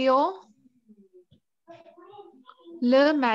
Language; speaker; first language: French; non-native, learner; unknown